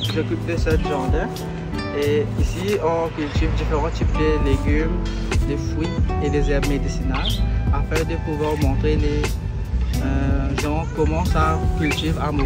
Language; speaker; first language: French; non-native, local second language; Morisyen